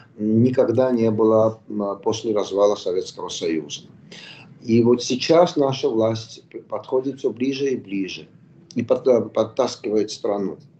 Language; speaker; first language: Russian; non-native, local second language; Georgian